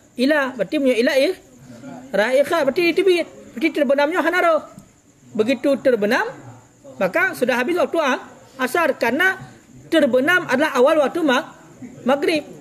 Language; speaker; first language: Malay; non-native, local second language; Achinese